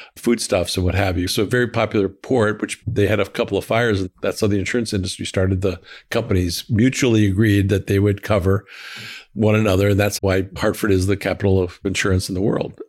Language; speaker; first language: English; native; English